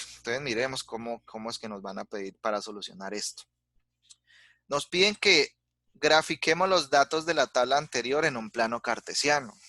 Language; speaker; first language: Spanish; native; Spanish